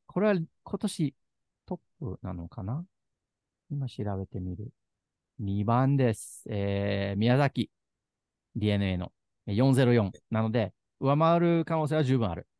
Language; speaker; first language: Japanese; native; Japanese